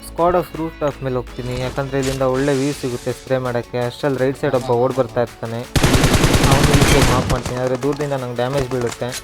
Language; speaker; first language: Kannada; native; Kannada